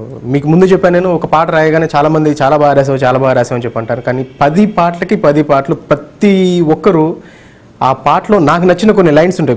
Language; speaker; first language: Telugu; native; Telugu